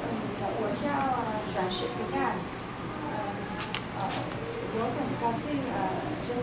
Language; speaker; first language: Chinese; non-native, learner; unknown